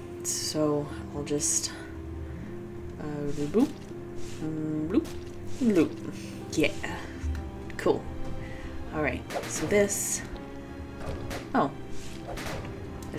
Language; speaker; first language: English; native; English